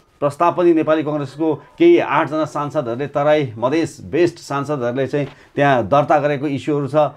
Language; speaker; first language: Nepali; native; Nepali